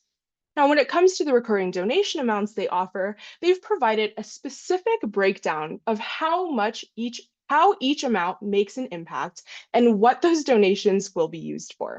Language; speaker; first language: English; native; English